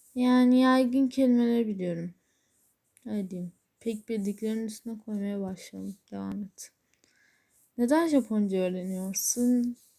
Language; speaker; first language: Turkish; native; Turkish